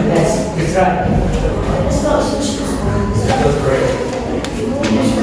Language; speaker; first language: English; non-native, learner; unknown